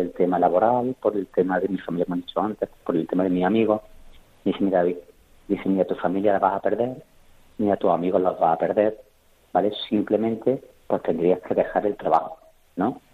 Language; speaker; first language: Spanish; native; Spanish